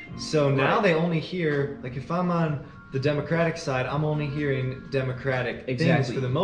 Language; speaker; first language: English; native; English